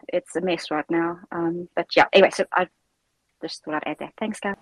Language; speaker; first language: English; native; English